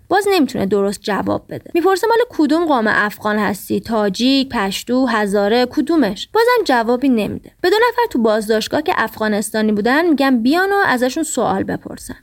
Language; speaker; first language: Persian; native; Persian